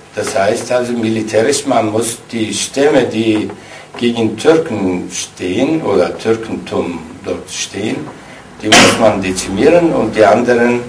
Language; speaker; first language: German; non-native, fluent; Turkish